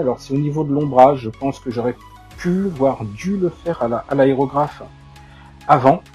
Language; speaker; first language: French; native; French